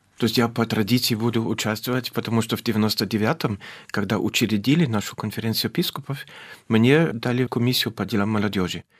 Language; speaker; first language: Russian; non-native, fluent; German